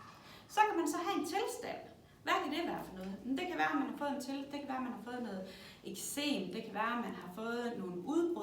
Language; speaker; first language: Danish; native; Danish